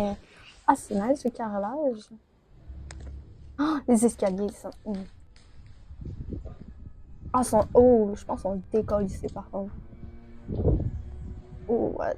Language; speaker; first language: French; native; French